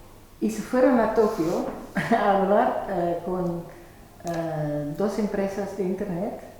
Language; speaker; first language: Spanish; non-native, fluent; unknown